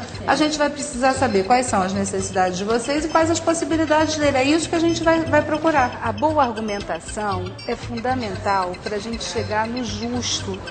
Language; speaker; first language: Portuguese; native; Portuguese